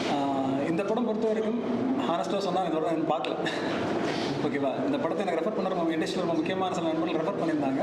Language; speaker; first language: Tamil; native; Tamil